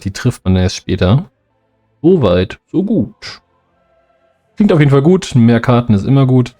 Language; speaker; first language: German; native; German